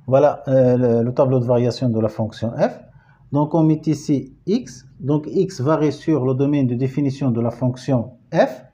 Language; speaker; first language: French; non-native, local second language; Arabic